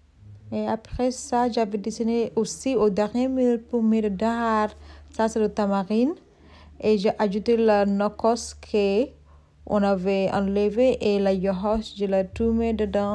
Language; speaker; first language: French; non-native, learner; Soninke